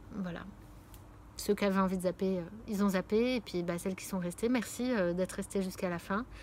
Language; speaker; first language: French; native; French